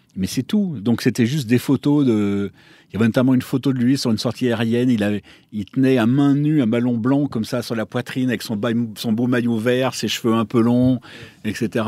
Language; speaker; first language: French; native; French